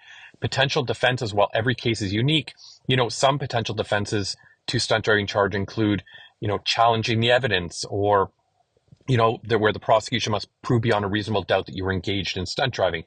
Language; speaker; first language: English; native; English